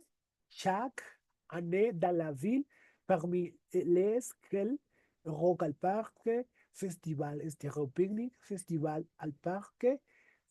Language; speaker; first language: French; non-native, learner; Spanish